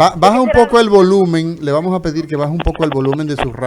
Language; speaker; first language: Spanish; native; Spanish